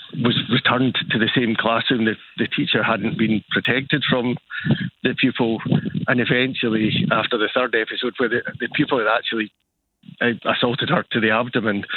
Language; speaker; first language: English; native; English